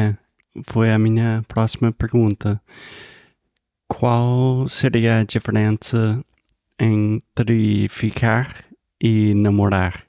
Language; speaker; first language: Portuguese; non-native, fluent; English